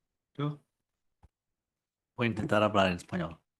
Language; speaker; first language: Spanish; non-native, learner; Portuguese